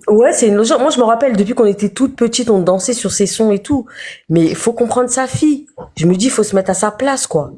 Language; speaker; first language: French; early bilingual, other home language; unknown